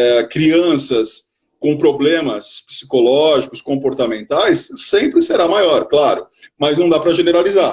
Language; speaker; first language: Portuguese; native; Portuguese